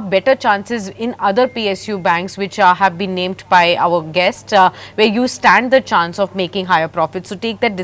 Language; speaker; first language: English; non-native, local second language; Hindi